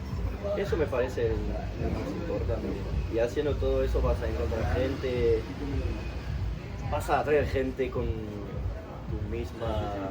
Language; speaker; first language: Spanish; non-native, fluent; French